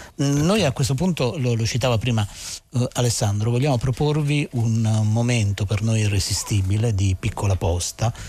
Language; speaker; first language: Italian; native; Italian